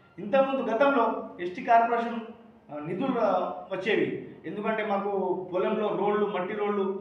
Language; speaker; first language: Telugu; non-native, local second language; Lambadi